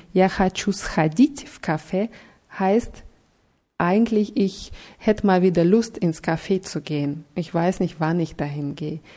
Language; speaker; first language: German; non-native, fluent; Russian